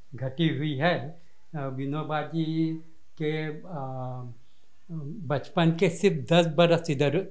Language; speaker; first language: Hindi; non-native, local second language; Marathi